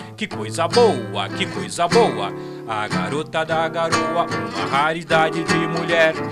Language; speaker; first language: Portuguese; native; Portuguese